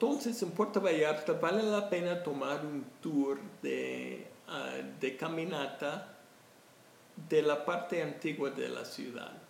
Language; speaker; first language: Spanish; non-native, fluent; English